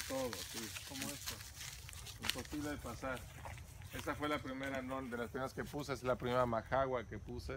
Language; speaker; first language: Spanish; native; Spanish